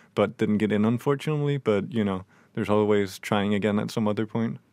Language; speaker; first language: English; non-native, fluent; Danish